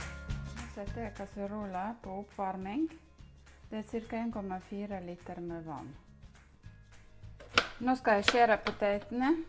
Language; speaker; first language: Norwegian; non-native, learner; Ukrainian